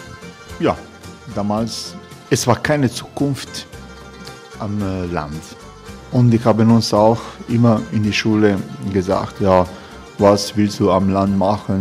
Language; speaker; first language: German; non-native, fluent; Croatian